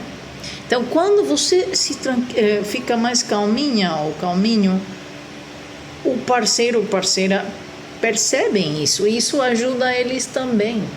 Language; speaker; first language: Portuguese; non-native, fluent; Spanish